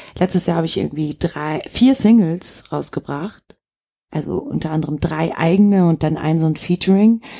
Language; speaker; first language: German; early bilingual, other home language; Turkish